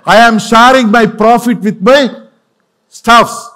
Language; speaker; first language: English; non-native, local second language; Tamil